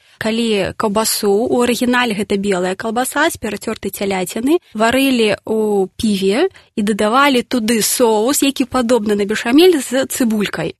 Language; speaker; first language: Belarusian; native; Belarusian